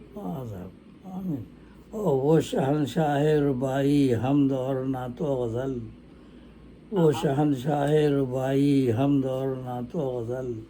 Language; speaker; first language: Urdu; native; Urdu